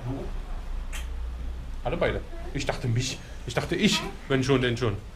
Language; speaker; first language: German; native; German